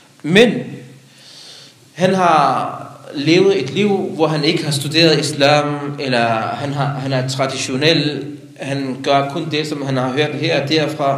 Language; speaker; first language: Danish; non-native, local second language; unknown